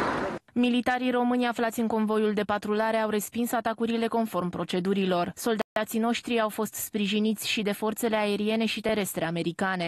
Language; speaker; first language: Romanian; native; Romanian